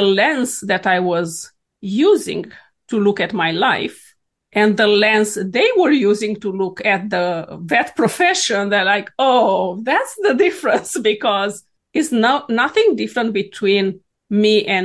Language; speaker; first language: English; non-native, fluent; Romanian